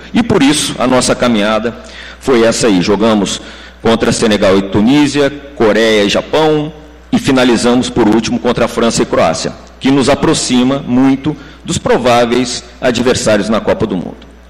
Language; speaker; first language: Portuguese; native; Portuguese